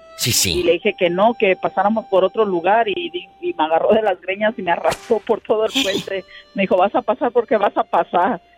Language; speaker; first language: Spanish; native; Spanish